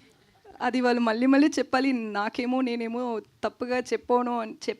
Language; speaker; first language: Telugu; non-native, learner; Tamil